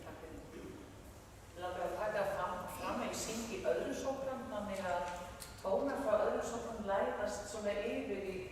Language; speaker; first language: Icelandic; non-native, fluent; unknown